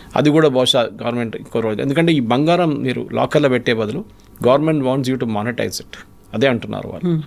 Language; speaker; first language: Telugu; non-native, fluent; Malayalam